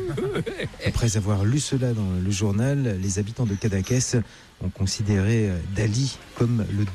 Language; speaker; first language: French; native; French